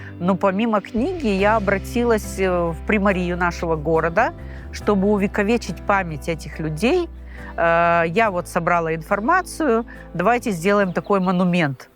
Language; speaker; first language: Russian; non-native, local second language; Gagauz